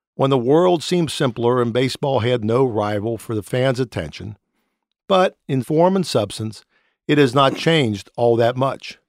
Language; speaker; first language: English; native; English